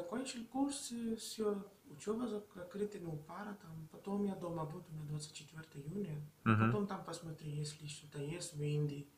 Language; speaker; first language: Russian; non-native, learner; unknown